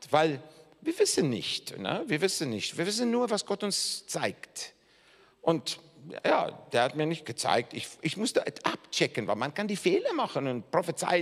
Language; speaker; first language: German; non-native, fluent; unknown